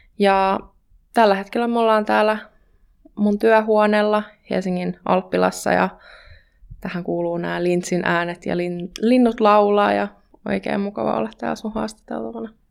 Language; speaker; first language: Finnish; native; Finnish